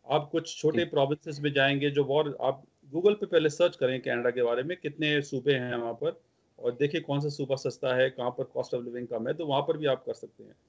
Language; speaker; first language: Hindi; non-native, local second language; Punjabi